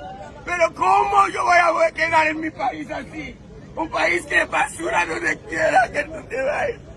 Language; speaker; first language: Spanish; non-native, fluent; Haitian Creole